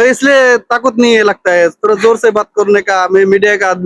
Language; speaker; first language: Hindi; non-native, learner; Bangla